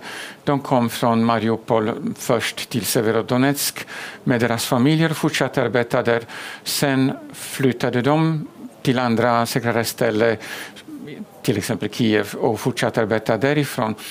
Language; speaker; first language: Swedish; non-native, fluent; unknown